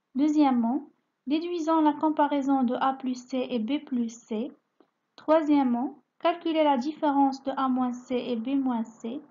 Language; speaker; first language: French; non-native, local second language; Arabic